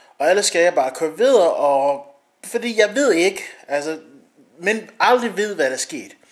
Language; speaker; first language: Danish; non-native, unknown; English